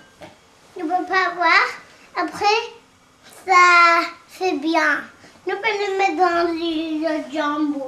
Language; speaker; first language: French; early bilingual, heritage; French